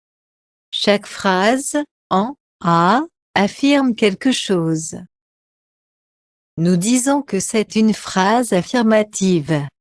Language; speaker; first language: French; non-native, fluent; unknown